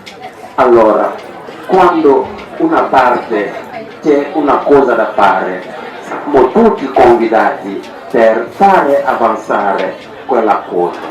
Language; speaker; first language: Italian; non-native, learner; Wolof